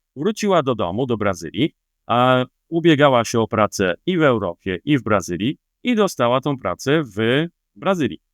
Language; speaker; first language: Polish; native; Polish